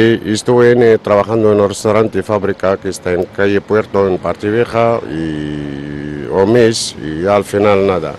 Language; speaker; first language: Spanish; non-native, learner; Arabic